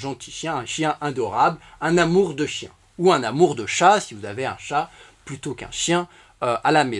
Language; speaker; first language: French; native; French